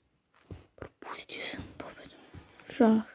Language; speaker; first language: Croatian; early bilingual, heritage; Croatian